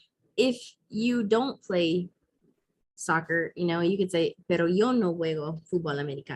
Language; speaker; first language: Spanish; non-native, fluent; English